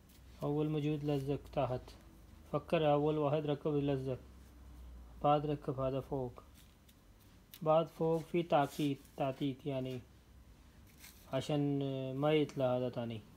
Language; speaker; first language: Arabic; non-native, learner; Urdu